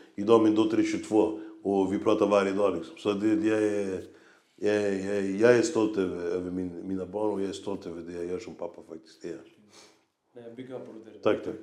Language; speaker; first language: Swedish; native; Swedish